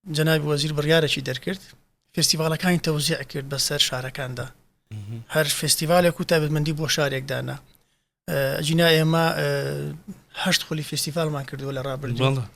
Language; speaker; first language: Central Kurdish; native; Central Kurdish